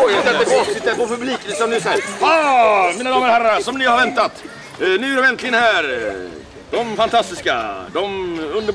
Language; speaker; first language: Swedish; native; Swedish